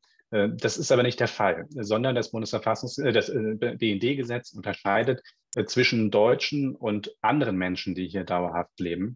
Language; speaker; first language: German; native; German